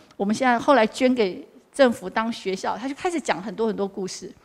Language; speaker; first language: Chinese; native; Chinese